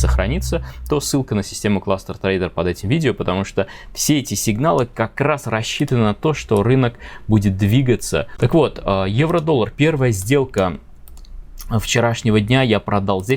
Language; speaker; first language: Russian; native; Russian